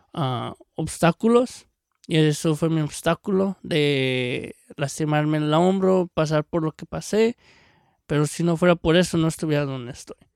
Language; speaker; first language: Spanish; early bilingual, heritage; Spanish